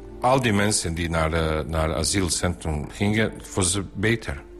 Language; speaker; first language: Dutch; non-native, learner; Bosnian